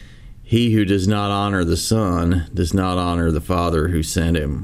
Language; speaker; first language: English; native; English